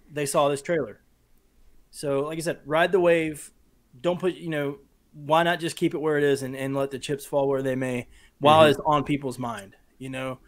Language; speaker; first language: English; native; English